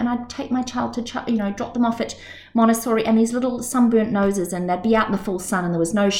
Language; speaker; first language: English; native; English